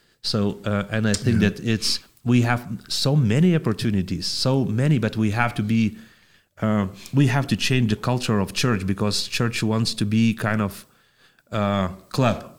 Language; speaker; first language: English; non-native, fluent; Lithuanian